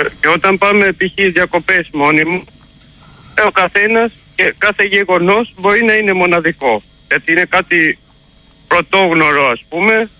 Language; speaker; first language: Greek; early bilingual, heritage; Greek